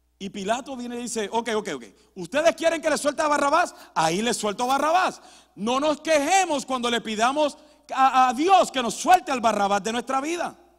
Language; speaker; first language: Spanish; early bilingual, heritage; Spanish